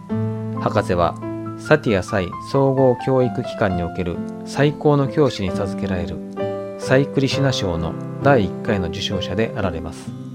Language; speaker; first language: Japanese; native; Japanese